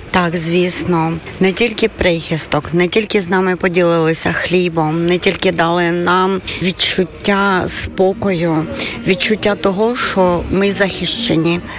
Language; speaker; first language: Ukrainian; native; Ukrainian